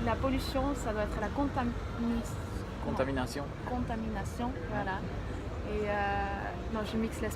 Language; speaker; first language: French; non-native, fluent; Dutch